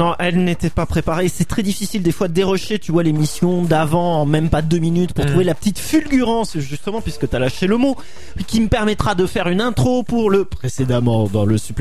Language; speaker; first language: French; native; French